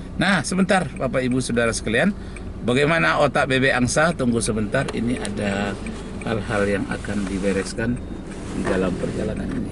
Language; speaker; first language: Indonesian; native; Indonesian